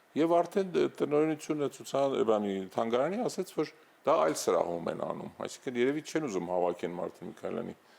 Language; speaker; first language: Armenian; native; Armenian